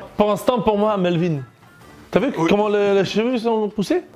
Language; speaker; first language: French; non-native, fluent; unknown